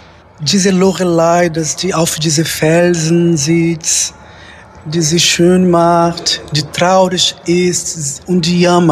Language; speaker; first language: German; non-native, fluent; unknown